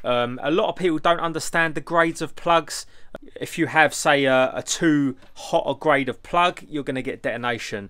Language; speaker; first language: English; native; English